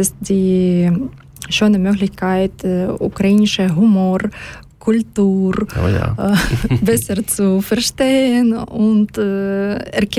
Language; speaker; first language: German; non-native, learner; Ukrainian